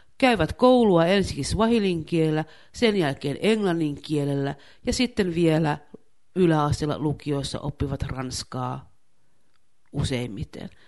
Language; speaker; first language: Finnish; native; Finnish